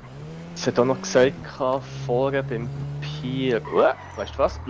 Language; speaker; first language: German; native; German